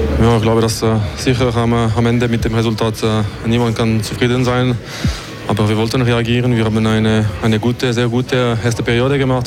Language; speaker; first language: German; non-native, local second language; French